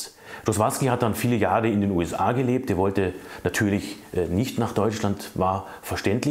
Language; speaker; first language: German; native; German